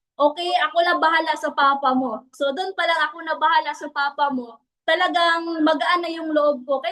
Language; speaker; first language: Filipino; non-native, local second language; Cebuano